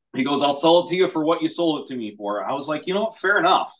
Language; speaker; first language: English; native; English